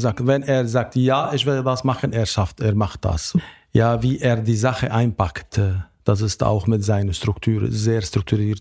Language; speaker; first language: German; non-native, fluent; Arabic